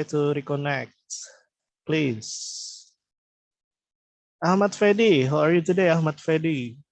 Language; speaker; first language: English; non-native, fluent; Indonesian